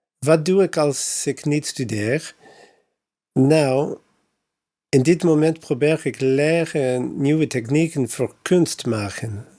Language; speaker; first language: Dutch; non-native, learner; English